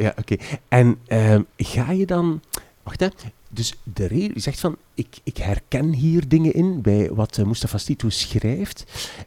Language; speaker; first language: Dutch; native; Dutch